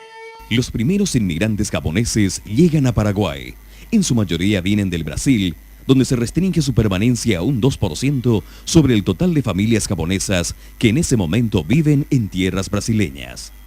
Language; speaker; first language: Spanish; native; Spanish